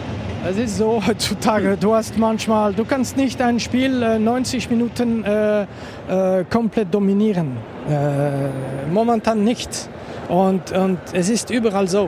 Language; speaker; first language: German; non-native, local second language; French